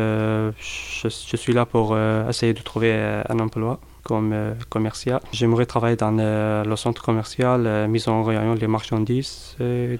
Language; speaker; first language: French; non-native, learner; Arabic